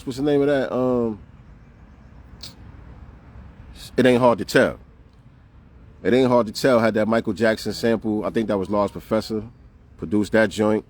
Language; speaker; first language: English; native; English